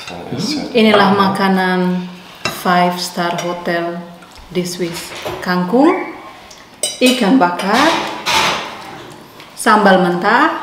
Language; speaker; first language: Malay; non-native, local second language; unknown